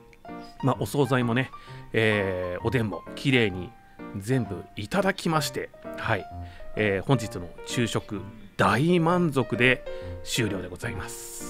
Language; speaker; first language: Japanese; native; Japanese